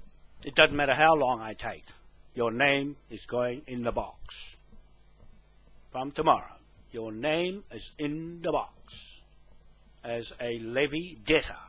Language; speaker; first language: English; native; English